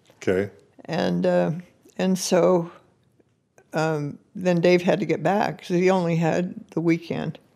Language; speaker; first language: English; native; English